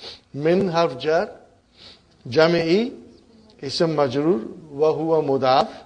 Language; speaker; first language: Arabic; non-native, fluent; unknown